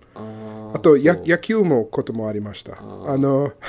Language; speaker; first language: Japanese; non-native, learner; English